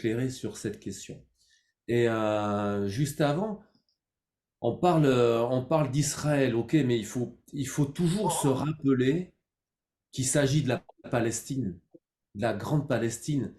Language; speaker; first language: French; native; French